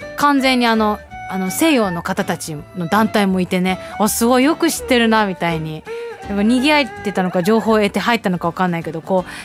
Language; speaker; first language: Japanese; early bilingual, heritage; Japanese